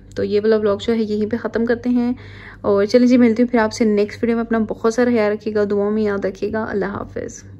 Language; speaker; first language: Urdu; non-native, local second language; Punjabi